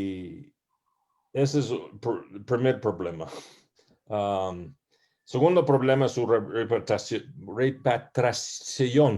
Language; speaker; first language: Spanish; non-native, learner; English